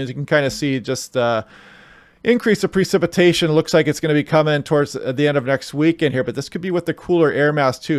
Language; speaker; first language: English; native; English